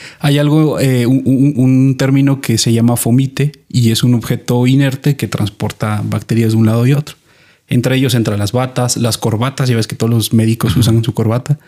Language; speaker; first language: Spanish; native; Spanish